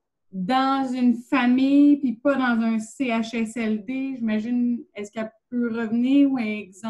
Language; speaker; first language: French; native; French